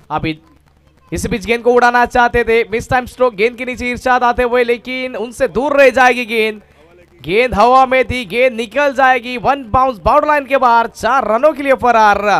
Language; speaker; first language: Hindi; non-native, local second language; Marathi